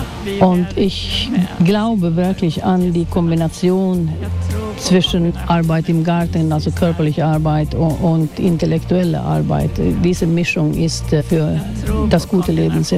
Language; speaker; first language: German; non-native, fluent; Swedish